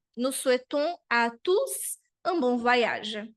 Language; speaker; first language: French; non-native, fluent; Portuguese